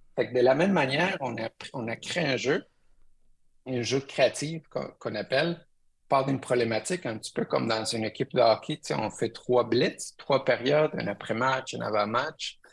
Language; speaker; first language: French; early bilingual, other home language; Spanish